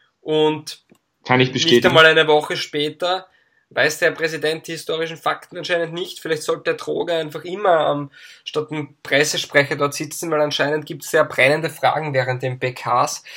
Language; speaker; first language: German; native; German